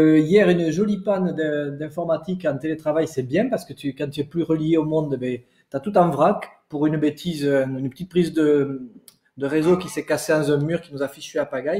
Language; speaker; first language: French; native; French